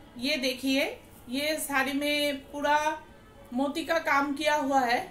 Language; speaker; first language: Hindi; non-native, local second language; Bangla